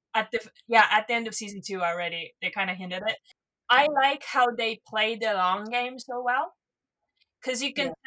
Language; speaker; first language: English; non-native, fluent; Estonian